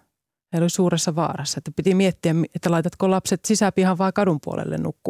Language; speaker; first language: Finnish; native; Finnish